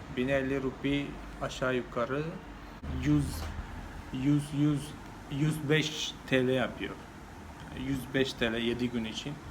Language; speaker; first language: Turkish; non-native, fluent; Malayalam